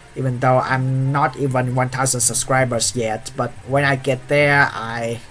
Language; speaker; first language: English; non-native, learner; Vietnamese